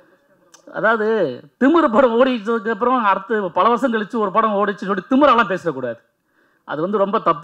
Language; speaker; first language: Tamil; native; Tamil